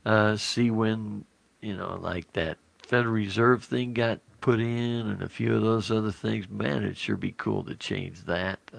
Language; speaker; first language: English; native; English